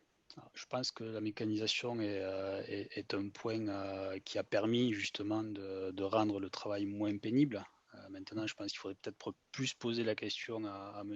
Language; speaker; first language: French; native; French